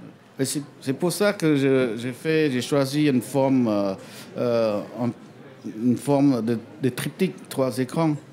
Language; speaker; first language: French; non-native, fluent; Khmer